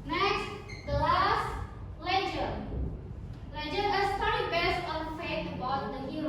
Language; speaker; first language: English; non-native, learner; Indonesian